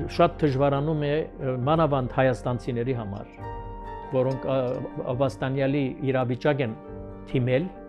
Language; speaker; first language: Armenian; early bilingual, heritage; Armenian